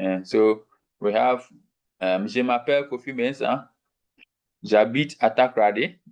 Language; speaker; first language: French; non-native, fluent; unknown